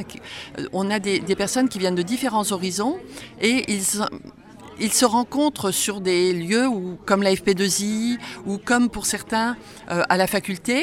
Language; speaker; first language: French; native; French